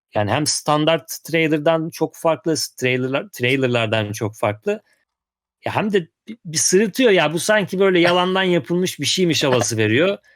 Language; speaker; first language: Turkish; native; Turkish